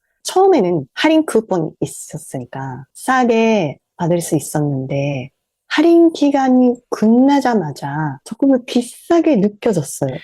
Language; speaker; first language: Korean; non-native, fluent; Japanese